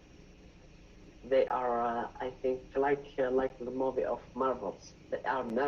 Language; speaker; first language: English; non-native, learner; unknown